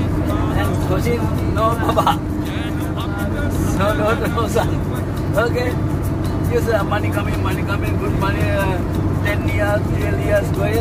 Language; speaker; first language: English; non-native, learner; Sinhala